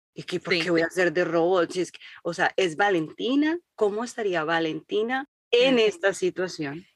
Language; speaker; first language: Spanish; native; Spanish